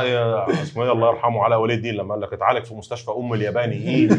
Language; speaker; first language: Arabic; native; Arabic